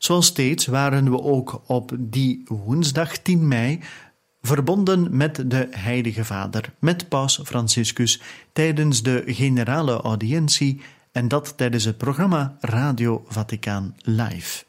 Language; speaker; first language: Dutch; native; Dutch